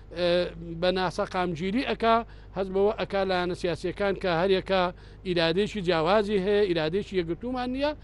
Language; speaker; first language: Central Kurdish; native; Central Kurdish